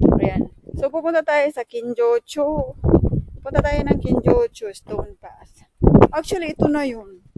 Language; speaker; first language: Filipino; non-native, local second language; Waray